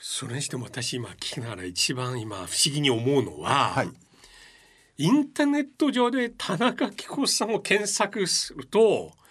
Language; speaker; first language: Japanese; non-native, fluent; Chinese